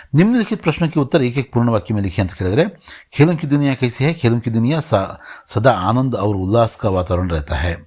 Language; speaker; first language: Hindi; non-native, local second language; Kannada